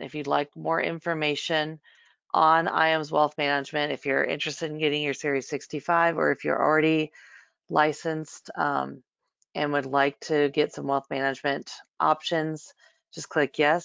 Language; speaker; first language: English; native; English